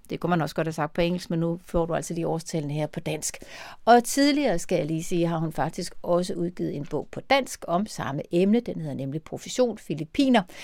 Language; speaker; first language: Danish; native; Danish